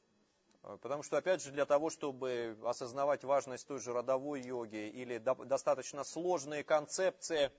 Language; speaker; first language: Russian; native; Russian